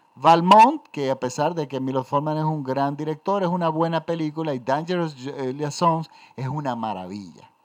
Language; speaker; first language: Spanish; native; Spanish